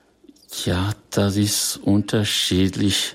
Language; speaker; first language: German; non-native, fluent; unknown